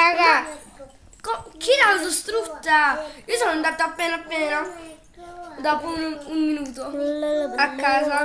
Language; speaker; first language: Italian; early bilingual, other home language; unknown